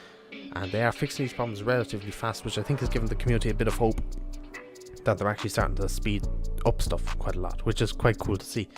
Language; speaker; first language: English; native; English